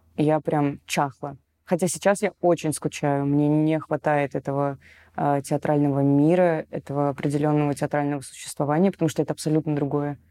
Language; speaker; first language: Russian; native; Russian